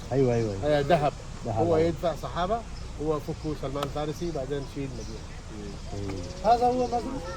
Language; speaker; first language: Arabic; non-native, learner; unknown